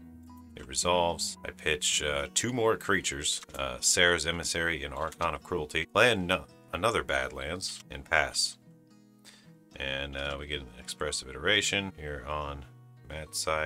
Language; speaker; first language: English; native; English